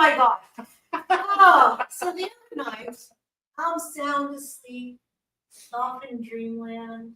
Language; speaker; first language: English; native; English